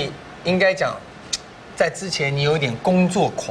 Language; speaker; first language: Chinese; native; Chinese